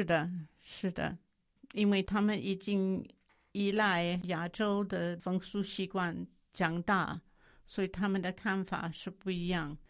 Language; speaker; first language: Chinese; non-native, fluent; English